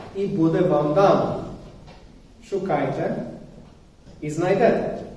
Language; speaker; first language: Ukrainian; non-native, fluent; English